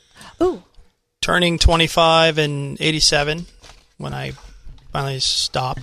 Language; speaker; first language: English; native; English